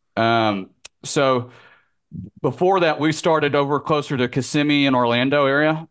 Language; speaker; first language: English; native; English